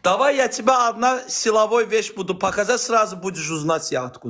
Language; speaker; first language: Russian; non-native, learner; Azerbaijani